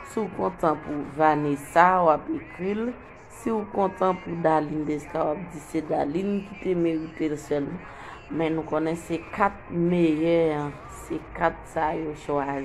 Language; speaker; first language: French; non-native, local second language; Haitian Creole